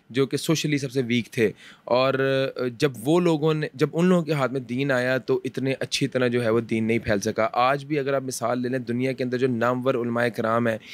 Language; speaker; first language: Urdu; early bilingual, heritage; Urdu